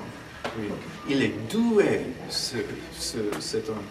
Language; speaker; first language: French; non-native, fluent; English